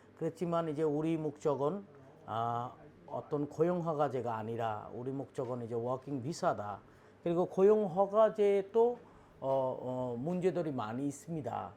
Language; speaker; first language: Korean; non-native, learner; Bangla